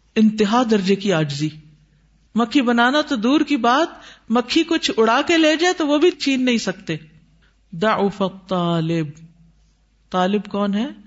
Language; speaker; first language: Urdu; native; Urdu